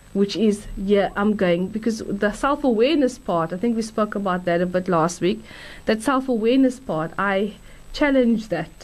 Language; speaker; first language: English; native; English